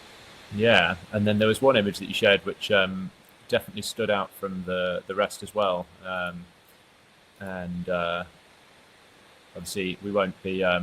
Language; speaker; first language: English; native; English